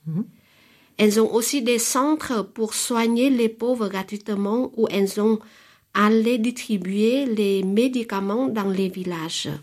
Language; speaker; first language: French; non-native, fluent; Vietnamese